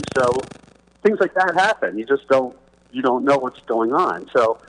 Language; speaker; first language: English; native; English